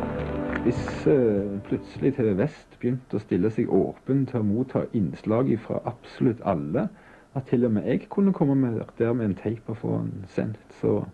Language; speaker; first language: Norwegian; native; Norwegian